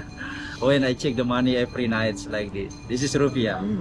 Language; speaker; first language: English; non-native, learner; Indonesian